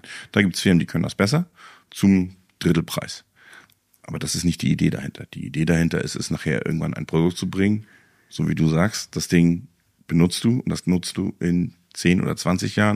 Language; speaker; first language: German; native; German